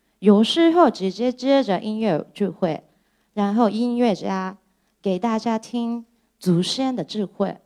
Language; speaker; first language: Chinese; non-native, fluent; Japanese